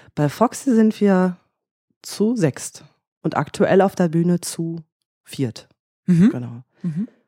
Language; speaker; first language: German; native; German